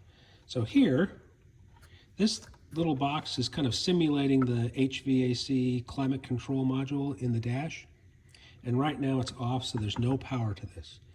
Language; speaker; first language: English; native; English